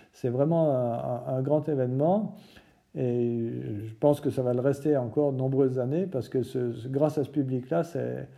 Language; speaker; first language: French; native; French